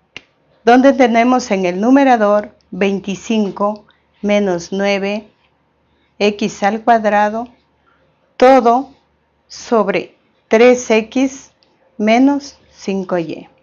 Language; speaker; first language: Spanish; native; Spanish